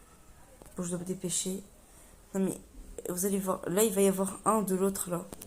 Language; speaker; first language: French; native; French